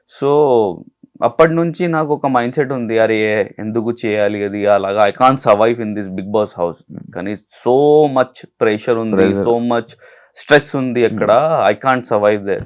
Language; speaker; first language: Telugu; non-native, learner; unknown